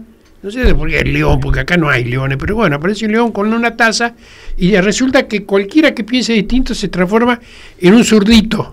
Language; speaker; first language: Spanish; native; Spanish